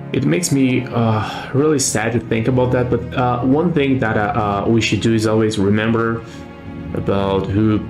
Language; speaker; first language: English; non-native, fluent; Portuguese